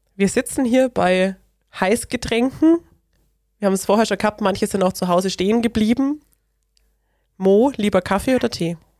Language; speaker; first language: German; native; German